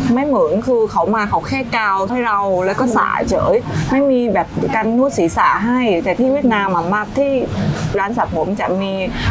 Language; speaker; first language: Thai; non-native, fluent; Vietnamese